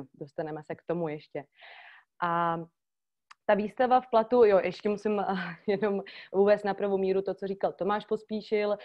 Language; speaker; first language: Czech; native; Czech